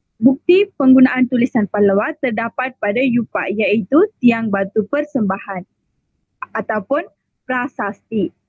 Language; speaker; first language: Malay; non-native, local second language; Iban